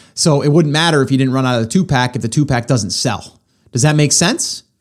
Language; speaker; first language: English; native; English